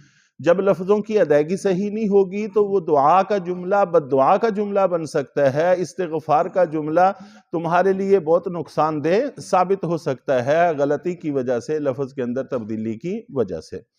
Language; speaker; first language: Urdu; native; Urdu